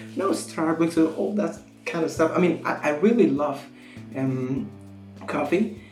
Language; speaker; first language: English; non-native, fluent; Spanish